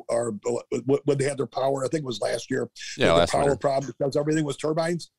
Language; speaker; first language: English; native; English